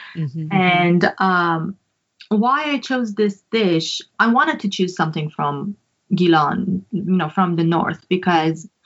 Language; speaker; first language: English; non-native, fluent; Persian